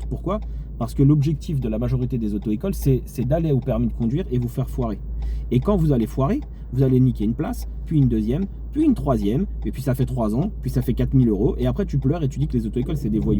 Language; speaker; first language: French; native; French